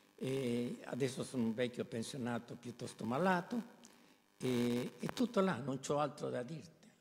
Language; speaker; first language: Italian; non-native, fluent; Spanish